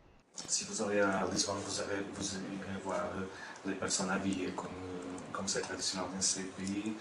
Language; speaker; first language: French; non-native, fluent; Portuguese